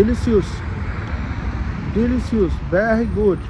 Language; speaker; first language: English; non-native, learner; Portuguese